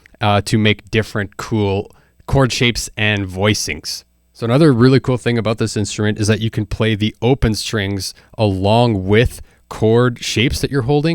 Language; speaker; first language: English; native; English